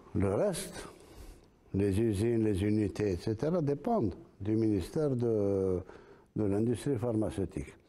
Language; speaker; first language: French; non-native, local second language; Arabic